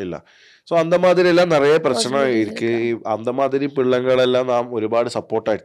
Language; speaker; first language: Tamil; non-native, learner; Malayalam